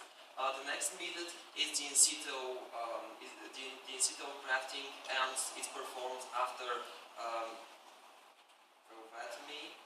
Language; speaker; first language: English; non-native, fluent; Bulgarian